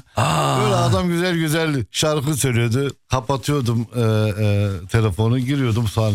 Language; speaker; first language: Turkish; non-native, fluent; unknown